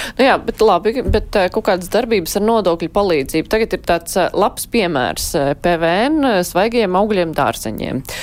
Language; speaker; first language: Latvian; native; Latvian